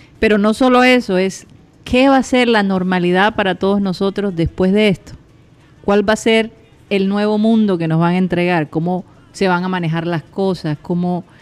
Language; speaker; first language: Spanish; native; Spanish